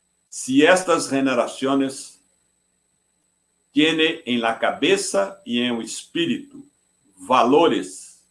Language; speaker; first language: Spanish; non-native, fluent; Portuguese